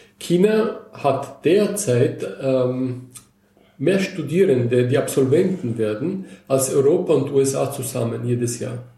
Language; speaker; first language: German; native; German